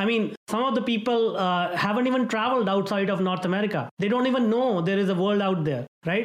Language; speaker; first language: English; non-native, local second language; Hindi